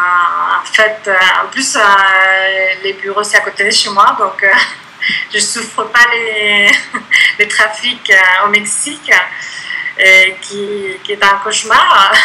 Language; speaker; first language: French; non-native, fluent; Spanish